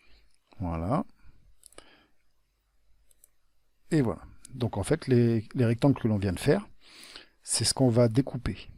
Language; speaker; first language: French; native; French